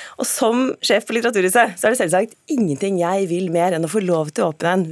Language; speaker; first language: Norwegian; native; Norwegian